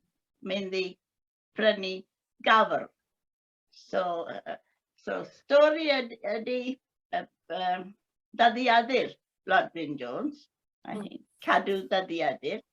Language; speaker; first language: Welsh; non-native, learner; English